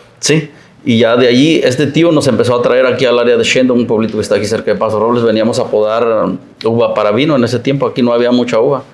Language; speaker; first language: Spanish; native; Spanish